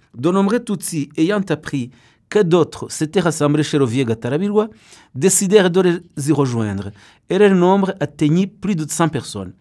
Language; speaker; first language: French; non-native, local second language; Kinyarwanda